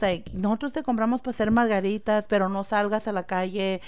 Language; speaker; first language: Spanish; early bilingual, heritage; Spanish